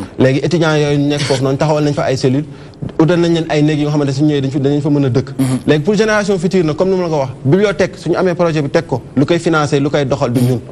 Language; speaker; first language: Wolof; native; Wolof